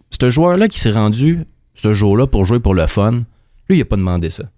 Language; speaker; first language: French; native; French